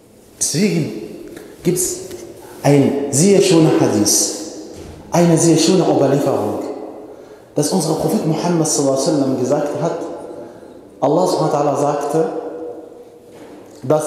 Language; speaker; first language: German; non-native, fluent; Arabic